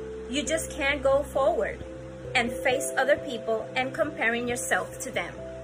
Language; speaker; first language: English; early bilingual, other home language; Spanish